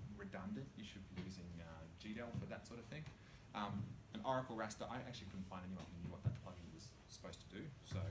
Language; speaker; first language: English; native; English